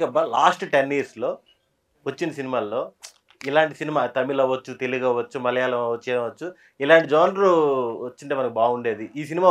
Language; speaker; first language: Telugu; native; Telugu